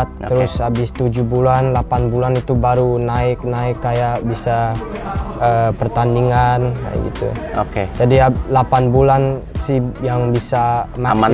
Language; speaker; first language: Indonesian; early bilingual, heritage; English